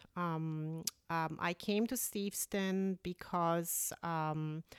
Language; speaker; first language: English; early bilingual, other home language; Polish